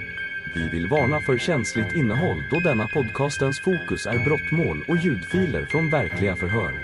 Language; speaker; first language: Swedish; native; Swedish